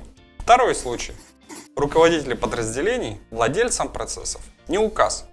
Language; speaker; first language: Russian; native; Russian